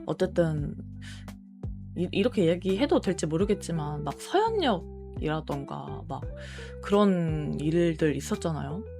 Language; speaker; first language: Korean; native; Korean